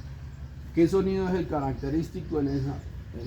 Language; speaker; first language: Spanish; native; Spanish